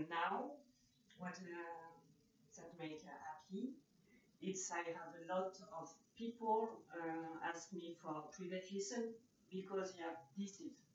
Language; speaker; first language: English; non-native, learner; French